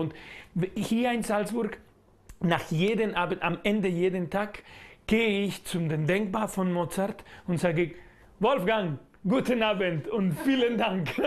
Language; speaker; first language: German; non-native, learner; Spanish